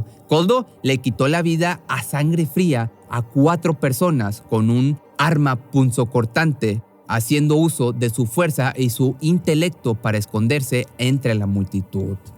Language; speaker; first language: Spanish; native; Spanish